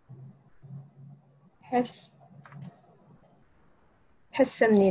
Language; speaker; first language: Korean; non-native, learner; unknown